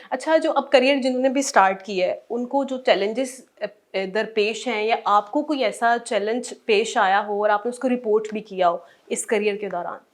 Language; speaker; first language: Urdu; native; Urdu